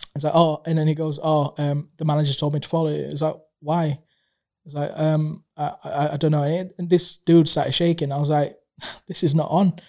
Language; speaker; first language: English; non-native, local second language; Swahili